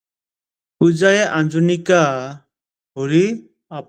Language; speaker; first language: Korean; non-native, learner; Bangla